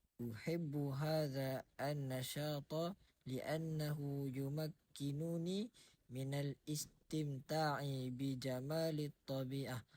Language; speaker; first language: Arabic; non-native, learner; Malay